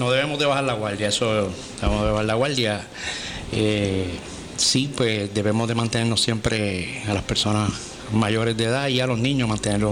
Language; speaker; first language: Spanish; native; Spanish